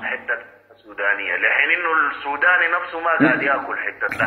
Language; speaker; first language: Arabic; native; Arabic